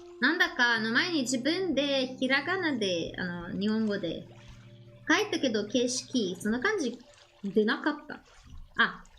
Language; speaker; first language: Japanese; non-native, learner; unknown